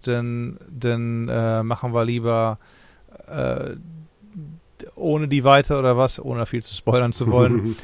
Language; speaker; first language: German; native; German